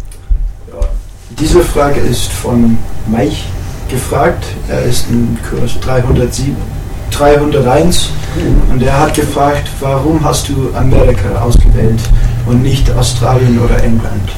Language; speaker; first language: German; non-native, learner; English